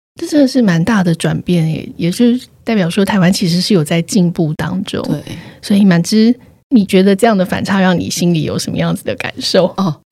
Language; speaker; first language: Chinese; native; Chinese